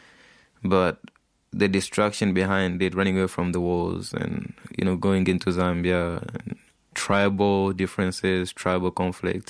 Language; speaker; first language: English; non-native, fluent; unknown